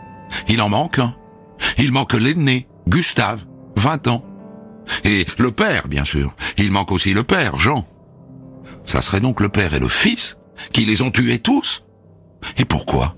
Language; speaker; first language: French; native; French